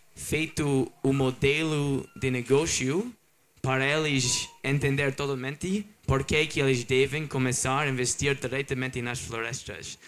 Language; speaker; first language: Portuguese; non-native, learner; English